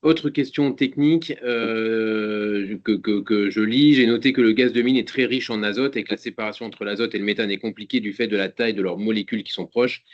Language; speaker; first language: French; native; French